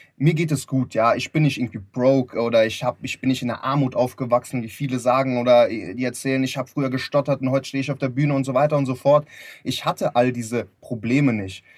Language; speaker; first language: German; early bilingual, other home language; Lithuanian